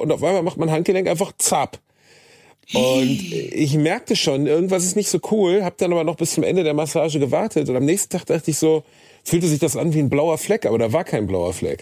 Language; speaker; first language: German; native; German